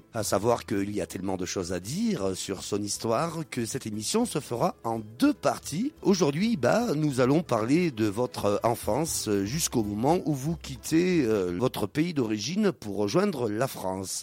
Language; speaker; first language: French; native; French